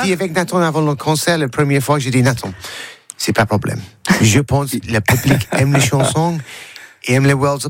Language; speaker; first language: French; non-native, learner; English